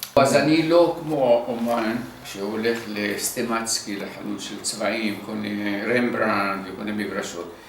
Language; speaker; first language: Hebrew; early bilingual, other home language; Arabic